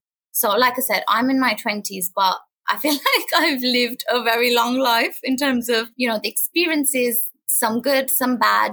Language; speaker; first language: English; non-native, local second language; Urdu